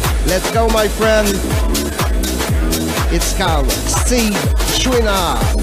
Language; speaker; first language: English; non-native, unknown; French